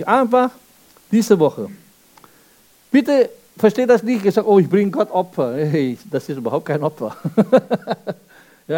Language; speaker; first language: German; non-native, fluent; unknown